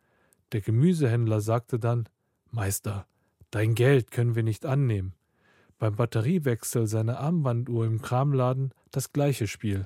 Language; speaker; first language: German; early bilingual, other home language; Korean